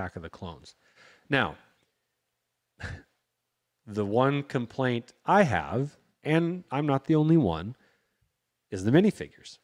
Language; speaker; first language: English; native; English